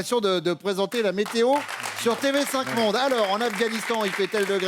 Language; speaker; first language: French; native; French